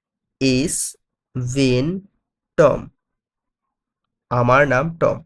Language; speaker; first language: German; non-native, fluent; Bangla